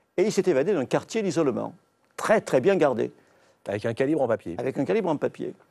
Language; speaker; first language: French; native; French